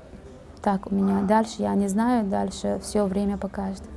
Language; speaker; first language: Russian; non-native, fluent; Uzbek